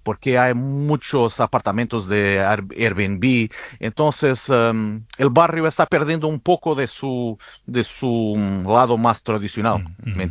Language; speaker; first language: Spanish; non-native, fluent; Portuguese